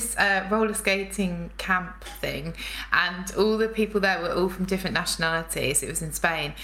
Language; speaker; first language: English; native; English